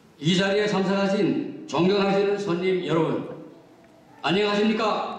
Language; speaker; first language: Korean; native; Korean